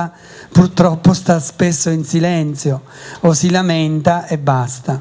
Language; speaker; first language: Italian; native; Italian